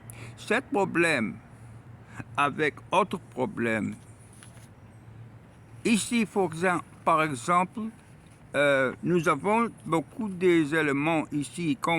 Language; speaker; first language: French; non-native, learner; Arabic